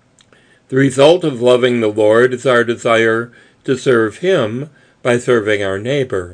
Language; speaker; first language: English; native; English